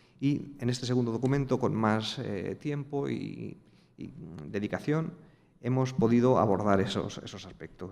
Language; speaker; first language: Spanish; native; Spanish